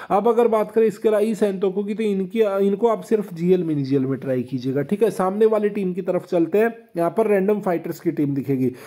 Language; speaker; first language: Hindi; native; Hindi